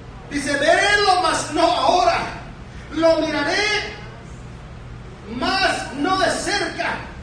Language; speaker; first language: Spanish; native; Spanish